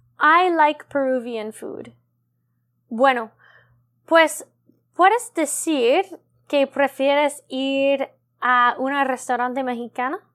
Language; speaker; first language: Spanish; non-native, learner; English